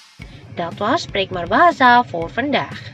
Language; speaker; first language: Dutch; non-native, learner; Indonesian